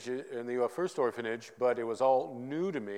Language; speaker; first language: English; early bilingual, other home language; Vietnamese